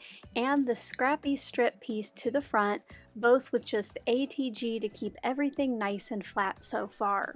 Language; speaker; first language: English; native; English